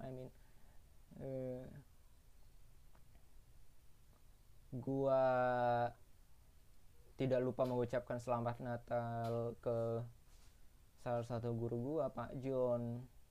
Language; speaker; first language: Indonesian; native; Indonesian